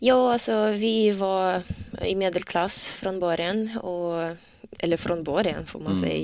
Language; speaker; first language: Swedish; non-native, learner; Russian